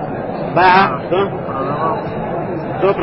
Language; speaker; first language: Russian; native; Russian